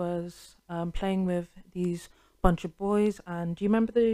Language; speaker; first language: English; native; English